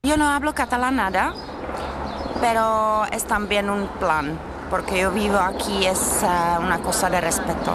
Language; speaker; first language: Spanish; non-native, learner; Czech